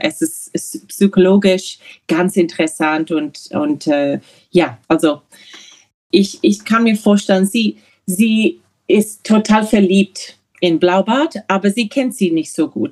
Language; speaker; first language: German; non-native, learner; English